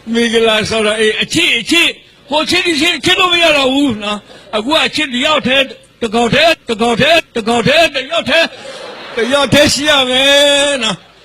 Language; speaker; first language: Burmese; non-native, local second language; Karen languages